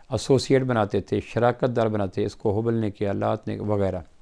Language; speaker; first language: Urdu; native; Urdu